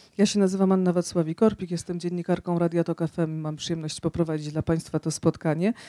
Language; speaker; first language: Polish; native; Polish